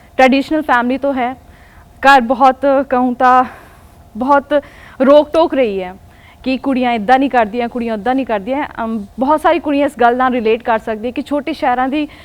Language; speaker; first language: Punjabi; non-native, local second language; Hindi